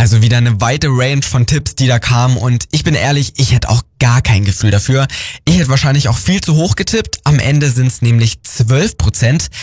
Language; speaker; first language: German; native; German